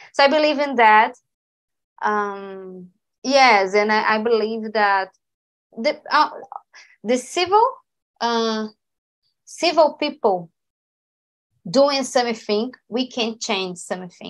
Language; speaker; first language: English; non-native, learner; Portuguese